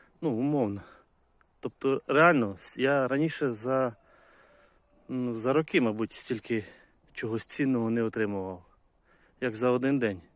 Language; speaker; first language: Ukrainian; native; Ukrainian